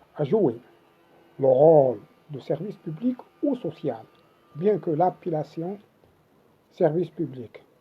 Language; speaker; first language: French; non-native, local second language; Arabic